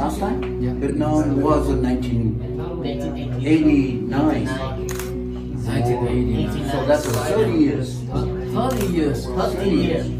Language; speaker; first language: English; non-native, learner; Japanese